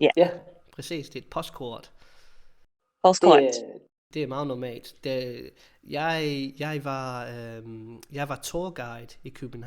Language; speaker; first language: Danish; non-native, fluent; English